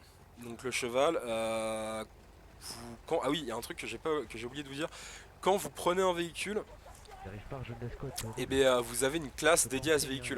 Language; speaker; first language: French; native; French